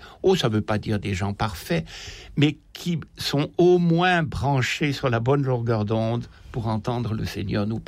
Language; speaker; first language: French; native; French